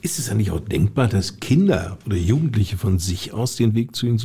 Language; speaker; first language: German; native; German